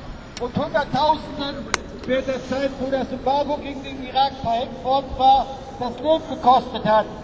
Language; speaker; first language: German; native; German